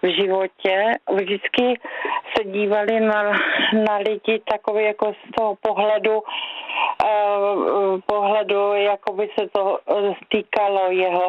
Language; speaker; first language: Czech; native; Czech